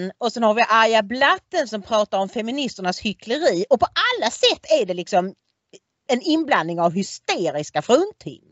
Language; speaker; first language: Swedish; native; Swedish